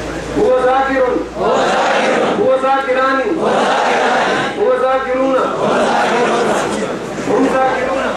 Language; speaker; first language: Arabic; non-native, learner; Urdu